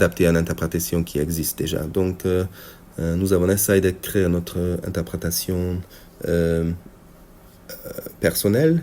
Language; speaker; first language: French; non-native, fluent; Hungarian